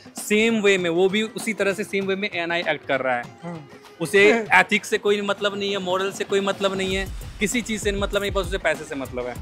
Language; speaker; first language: Hindi; native; Hindi